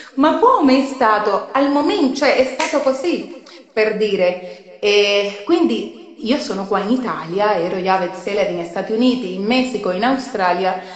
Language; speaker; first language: Italian; non-native, fluent; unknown